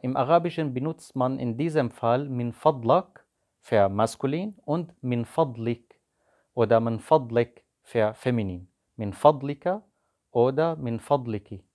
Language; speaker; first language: German; non-native, fluent; Arabic